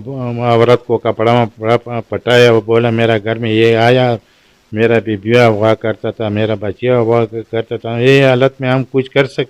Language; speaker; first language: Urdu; non-native, local second language; Pashto